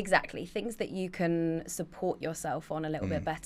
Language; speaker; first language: English; native; English